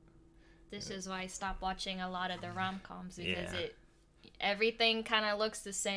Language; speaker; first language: English; native; English